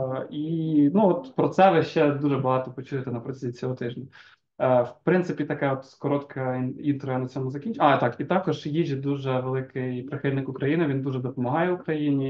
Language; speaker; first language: Ukrainian; native; Ukrainian